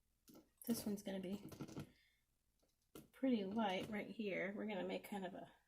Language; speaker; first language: English; native; English